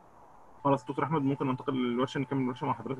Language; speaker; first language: Arabic; native; Arabic